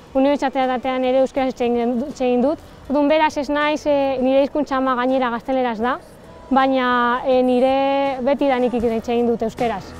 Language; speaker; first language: Basque; early bilingual, other home language; Spanish